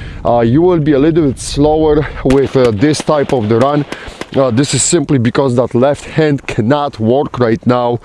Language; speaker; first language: English; non-native, fluent; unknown